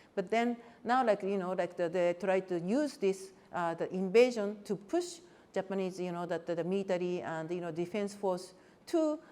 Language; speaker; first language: English; non-native, fluent; Japanese